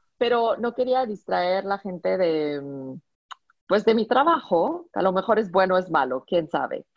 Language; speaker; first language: Spanish; non-native, fluent; French